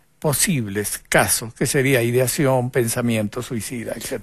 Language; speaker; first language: Spanish; native; Spanish